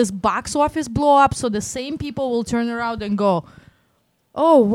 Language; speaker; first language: English; non-native, fluent; Russian